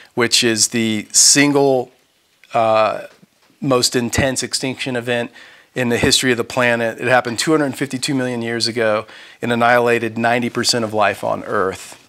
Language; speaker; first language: English; native; English